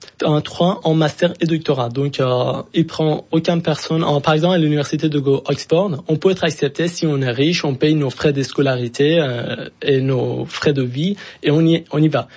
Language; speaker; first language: French; non-native, fluent; Persian